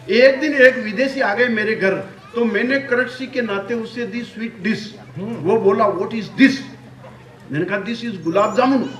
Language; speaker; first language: Hindi; non-native, local second language; Marwari